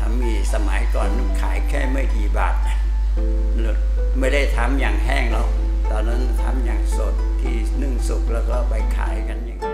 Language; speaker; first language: Thai; non-native, local second language; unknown